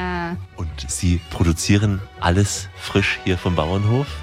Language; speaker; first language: German; native; German